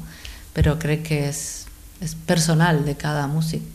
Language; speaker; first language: Catalan; non-native, fluent; Spanish